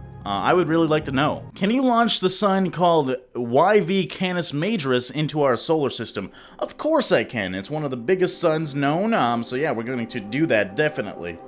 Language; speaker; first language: English; native; English